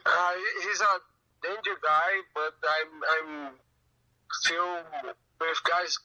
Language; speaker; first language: English; non-native, learner; Portuguese